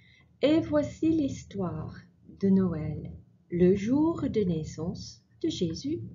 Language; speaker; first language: French; non-native, fluent; English